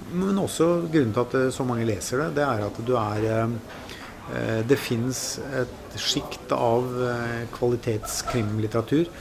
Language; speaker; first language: Norwegian; native; Norwegian